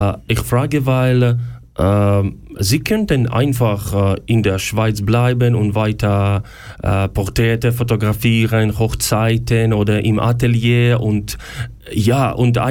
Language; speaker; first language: German; non-native, learner; Ukrainian